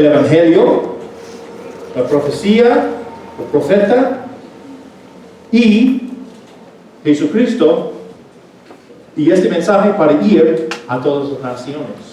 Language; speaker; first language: Spanish; non-native, fluent; English